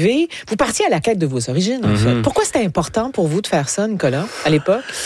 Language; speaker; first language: French; native; French